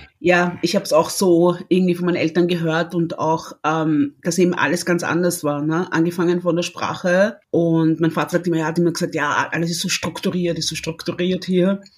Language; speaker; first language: German; early bilingual, other home language; Lingala